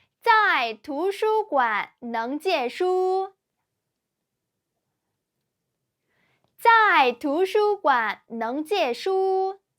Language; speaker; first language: Chinese; non-native, fluent; Korean